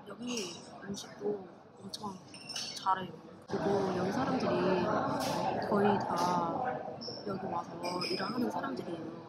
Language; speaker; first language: Korean; non-native, fluent; English